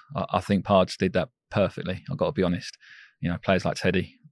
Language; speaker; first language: English; native; English